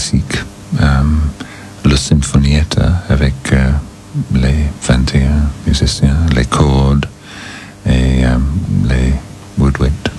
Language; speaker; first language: French; non-native, learner; English